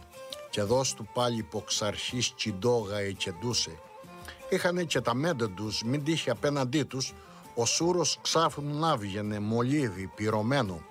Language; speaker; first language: Greek; native; Greek